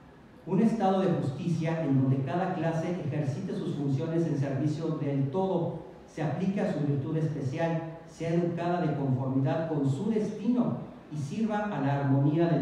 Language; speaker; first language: Spanish; native; Spanish